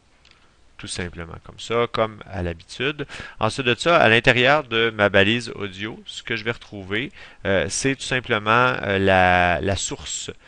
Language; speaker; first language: French; native; French